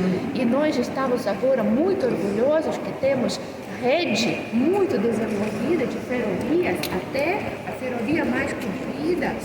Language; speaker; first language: Portuguese; non-native, fluent; Russian